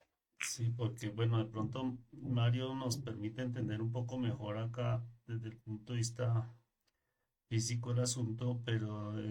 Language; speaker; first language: Spanish; native; Spanish